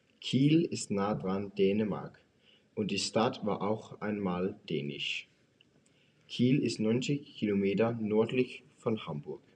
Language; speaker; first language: German; non-native, learner; Danish